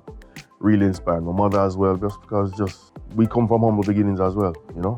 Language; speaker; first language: English; native; English